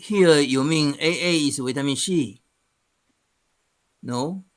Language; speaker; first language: English; non-native, fluent; Chinese